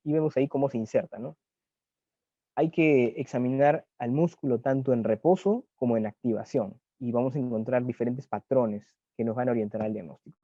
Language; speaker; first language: Spanish; native; Spanish